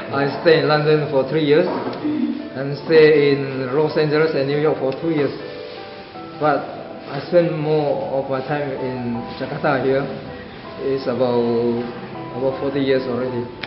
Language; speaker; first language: English; non-native, fluent; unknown